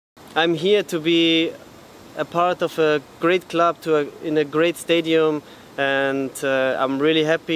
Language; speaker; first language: English; non-native, learner; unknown